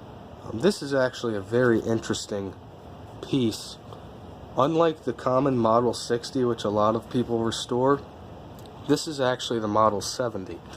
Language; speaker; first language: English; native; English